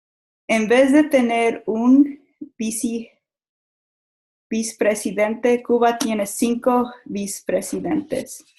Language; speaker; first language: Spanish; non-native, learner; English